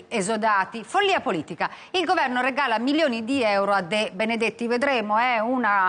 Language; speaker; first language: Italian; native; Italian